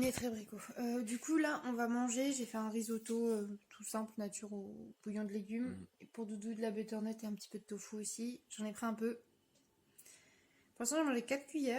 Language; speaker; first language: French; native; French